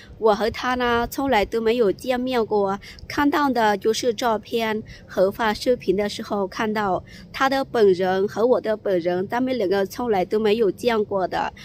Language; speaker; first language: Chinese; non-native, fluent; Lao